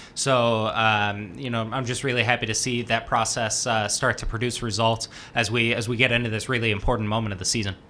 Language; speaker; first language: English; native; English